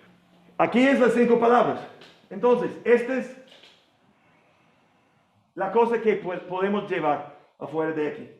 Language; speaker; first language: Spanish; non-native, fluent; English